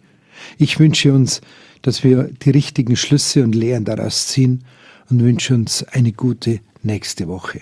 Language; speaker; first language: German; native; German